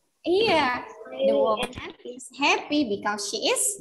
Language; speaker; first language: English; non-native, fluent; Indonesian